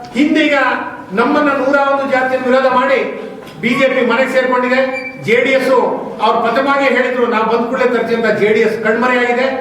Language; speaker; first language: Kannada; non-native, local second language; Lambadi